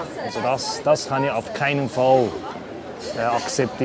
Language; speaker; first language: German; non-native, fluent; Italian